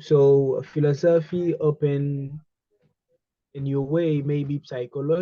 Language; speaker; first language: English; non-native, learner; Haitian Creole